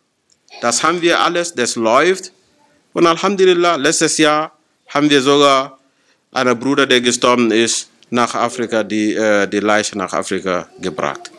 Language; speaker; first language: German; non-native, fluent; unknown